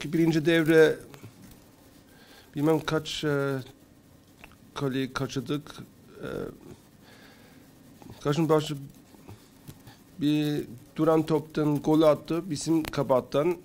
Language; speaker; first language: Turkish; early bilingual, heritage; Turkish